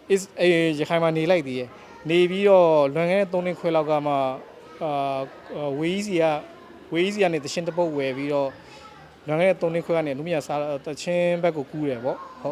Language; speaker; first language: Burmese; non-native, local second language; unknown